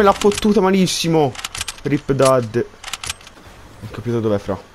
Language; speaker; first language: Italian; native; Italian